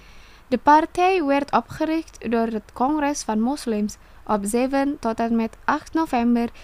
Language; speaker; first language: Dutch; non-native, fluent; Indonesian